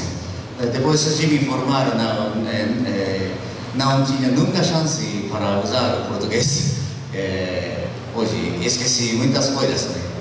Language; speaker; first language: Portuguese; non-native, learner; Japanese